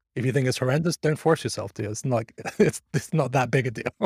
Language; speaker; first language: English; early bilingual, other home language; Persian